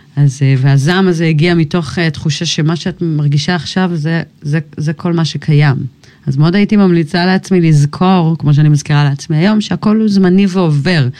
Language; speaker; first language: Hebrew; early bilingual, other home language; English